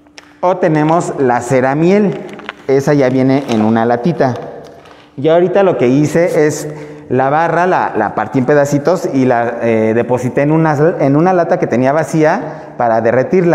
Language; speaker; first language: Spanish; native; Spanish